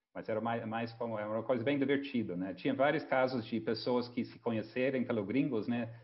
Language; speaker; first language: Portuguese; non-native, fluent; English